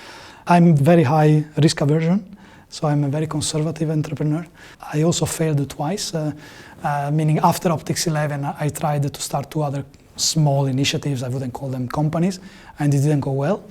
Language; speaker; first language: English; non-native, fluent; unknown